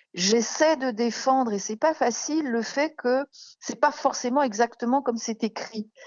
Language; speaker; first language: French; native; French